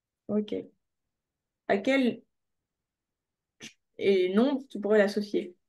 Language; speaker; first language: French; native; French